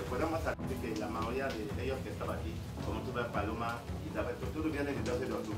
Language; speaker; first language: Spanish; non-native, learner; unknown